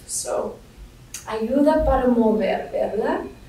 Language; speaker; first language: Spanish; non-native, learner; English